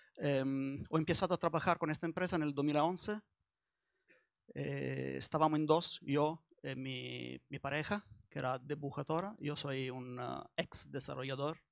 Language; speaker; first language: Spanish; non-native, learner; Italian